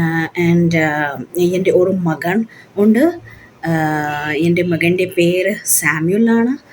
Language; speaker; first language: Malayalam; non-native, learner; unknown